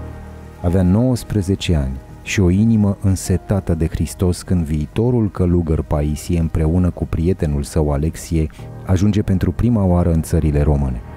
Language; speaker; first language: Romanian; native; Romanian